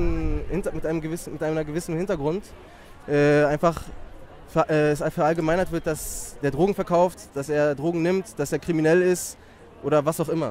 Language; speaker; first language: German; native; German